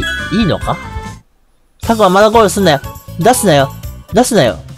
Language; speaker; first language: Japanese; native; Japanese